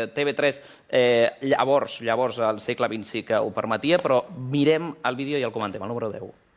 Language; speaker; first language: Catalan; native; Catalan